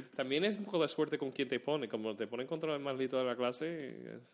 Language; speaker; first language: Spanish; non-native, fluent; English